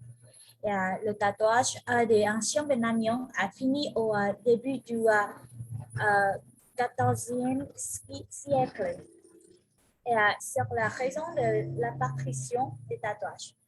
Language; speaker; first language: French; non-native, learner; Vietnamese